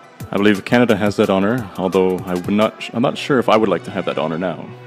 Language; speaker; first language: English; native; English